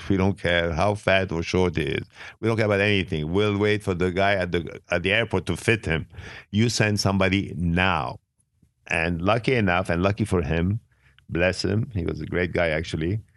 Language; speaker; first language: English; non-native, fluent; Arabic